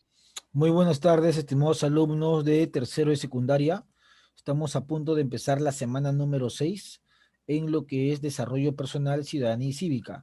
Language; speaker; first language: Spanish; native; Spanish